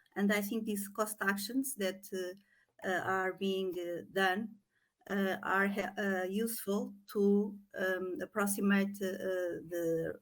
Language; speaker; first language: English; non-native, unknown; Portuguese